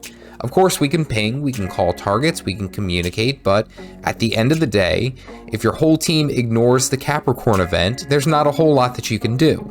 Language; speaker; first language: English; native; English